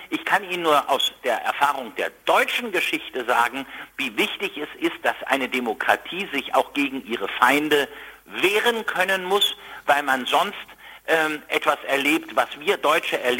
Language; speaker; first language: German; native; German